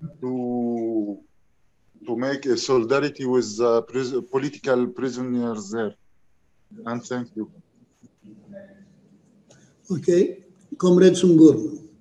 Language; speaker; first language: English; non-native, learner; Arabic